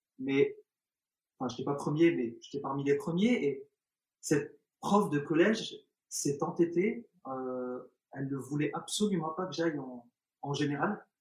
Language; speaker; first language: French; early bilingual, other home language; Arabic